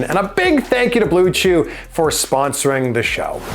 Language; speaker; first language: English; native; English